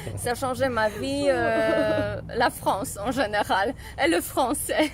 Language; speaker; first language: French; non-native, fluent; Polish